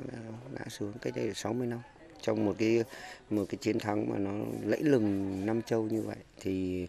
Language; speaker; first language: Vietnamese; native; Vietnamese